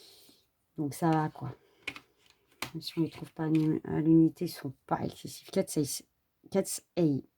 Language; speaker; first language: French; native; French